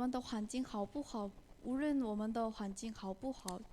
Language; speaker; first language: Chinese; non-native, fluent; Korean